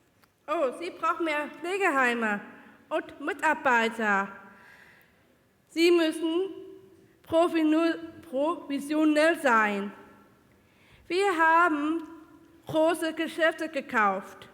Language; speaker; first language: German; non-native, learner; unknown